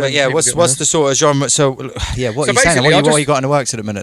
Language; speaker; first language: English; native; English